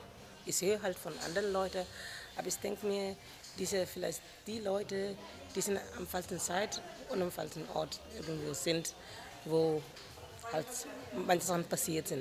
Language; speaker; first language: German; non-native, fluent; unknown